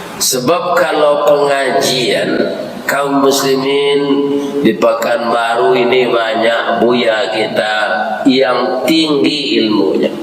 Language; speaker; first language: Malay; non-native, local second language; Minangkabau